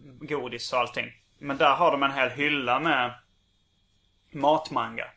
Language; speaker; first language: Swedish; native; Swedish